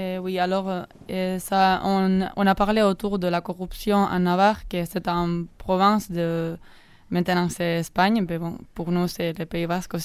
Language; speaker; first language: French; non-native, learner; Basque